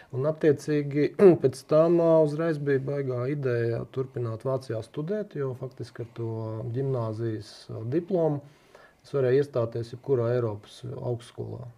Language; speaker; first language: Latvian; native; Latvian